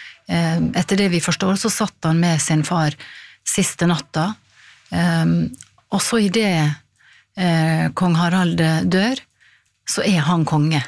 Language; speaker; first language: Norwegian; native; Norwegian